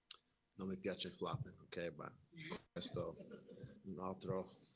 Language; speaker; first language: Italian; non-native, learner; English